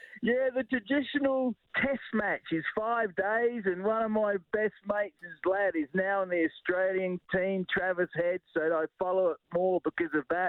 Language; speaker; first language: English; native; English